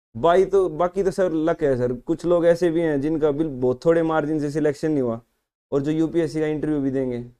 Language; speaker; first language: Hindi; native; Hindi